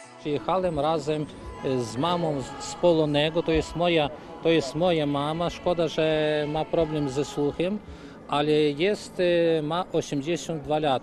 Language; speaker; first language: Polish; non-native, fluent; Ukrainian